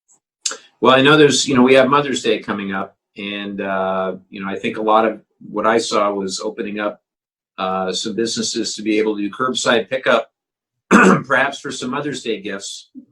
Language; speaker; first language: English; native; English